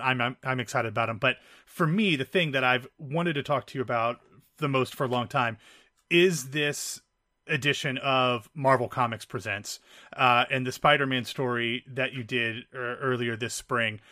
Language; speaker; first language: English; native; English